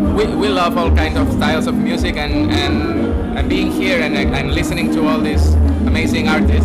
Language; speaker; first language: English; non-native, fluent; Spanish